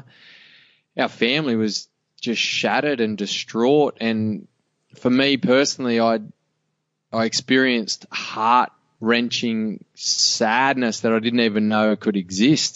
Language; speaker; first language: English; native; English